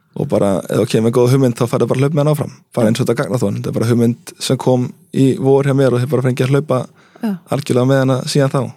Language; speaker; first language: Icelandic; early bilingual, heritage; Icelandic